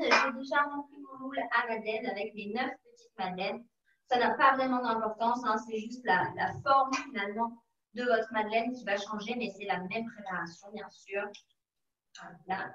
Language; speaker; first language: French; native; French